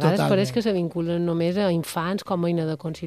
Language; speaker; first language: Catalan; native; Catalan